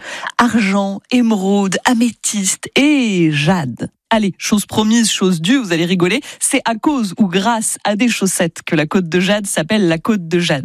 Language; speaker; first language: French; native; French